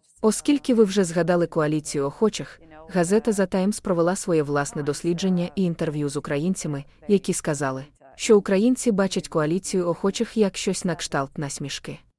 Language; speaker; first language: Ukrainian; native; Ukrainian